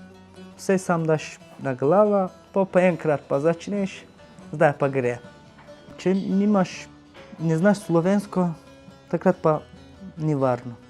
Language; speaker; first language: Slovenian; non-native, learner; Turkish